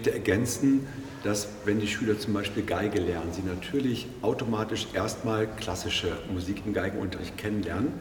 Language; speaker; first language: German; native; German